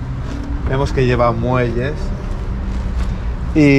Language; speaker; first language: Spanish; native; Spanish